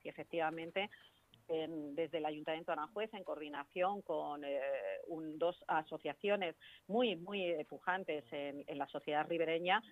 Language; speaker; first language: Spanish; native; Spanish